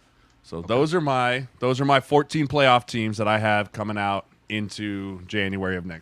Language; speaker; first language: English; native; English